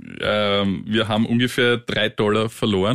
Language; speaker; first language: German; native; German